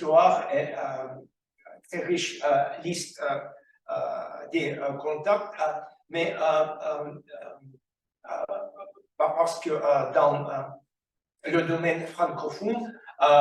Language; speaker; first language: French; non-native, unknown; Russian